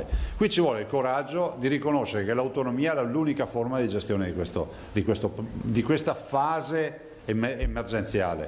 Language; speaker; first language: Italian; native; Italian